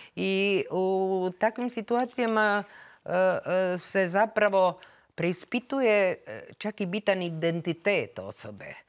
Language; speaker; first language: Croatian; native; Croatian